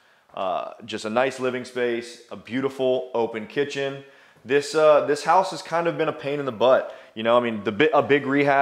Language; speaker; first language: English; native; English